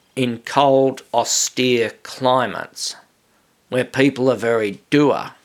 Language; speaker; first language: English; native; English